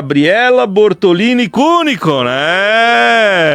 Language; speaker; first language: Italian; early bilingual, heritage; Portuguese